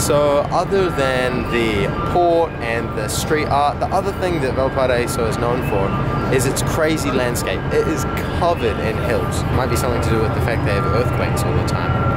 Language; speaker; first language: English; native; English